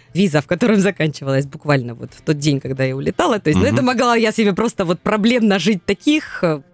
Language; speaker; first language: Russian; native; Russian